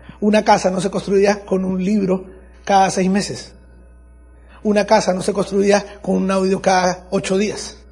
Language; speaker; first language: Spanish; native; Spanish